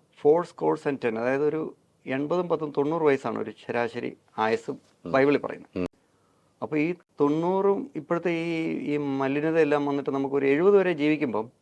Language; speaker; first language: Malayalam; native; Malayalam